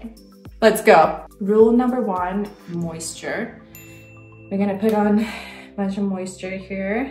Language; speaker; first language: English; non-native, fluent; Swedish